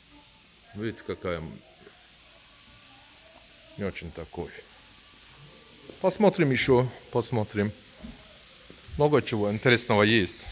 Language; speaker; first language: Russian; non-native, learner; Turkish